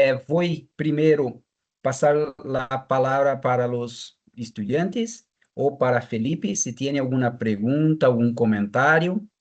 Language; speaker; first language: Spanish; non-native, fluent; Portuguese